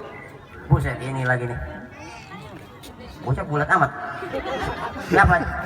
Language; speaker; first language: Indonesian; native; Indonesian